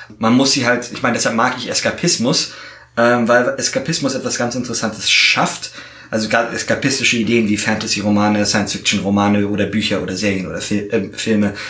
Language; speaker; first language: German; native; German